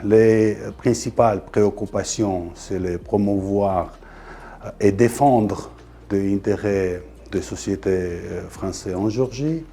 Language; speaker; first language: French; non-native, fluent; Georgian